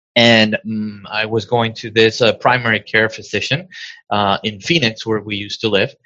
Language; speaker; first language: English; non-native, fluent; Spanish